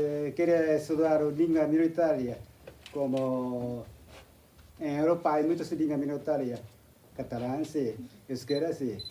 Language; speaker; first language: Portuguese; non-native, learner; Japanese